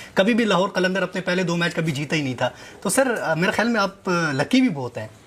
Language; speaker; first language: Urdu; non-native, local second language; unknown